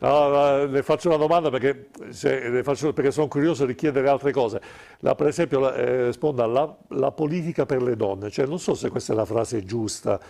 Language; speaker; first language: Italian; native; Italian